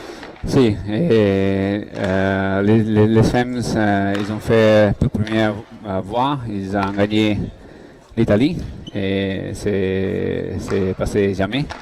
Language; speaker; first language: French; non-native, learner; Catalan